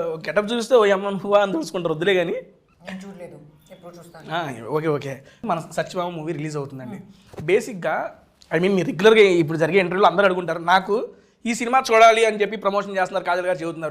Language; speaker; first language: Telugu; native; Telugu